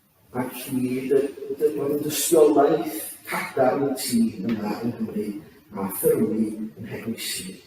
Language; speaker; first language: Welsh; native; Welsh